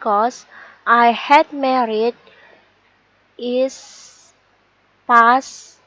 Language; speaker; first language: English; non-native, learner; Indonesian